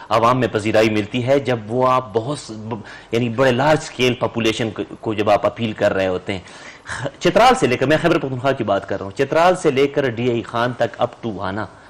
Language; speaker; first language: Urdu; non-native, local second language; Pashto